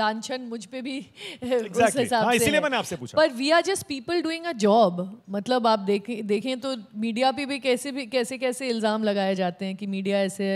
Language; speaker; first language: Hindi; non-native, local second language; Telugu